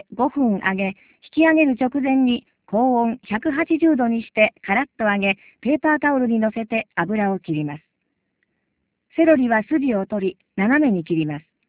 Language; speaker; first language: Japanese; native; Japanese